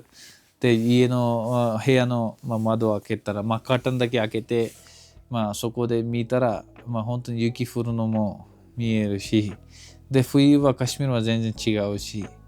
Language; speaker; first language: Japanese; non-native, fluent; Kashmiri